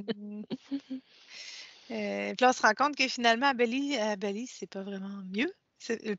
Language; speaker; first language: French; native; French